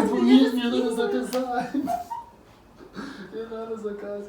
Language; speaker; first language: Russian; non-native, fluent; English